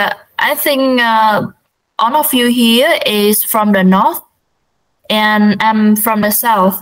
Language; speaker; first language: English; non-native, learner; Vietnamese